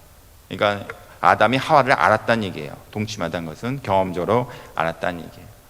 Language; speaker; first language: Korean; native; Korean